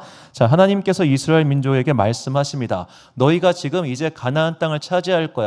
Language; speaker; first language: Korean; native; Korean